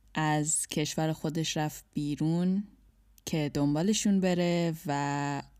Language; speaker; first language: Persian; native; Persian